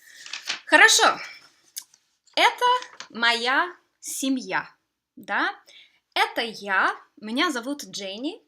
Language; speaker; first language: Russian; non-native, fluent; English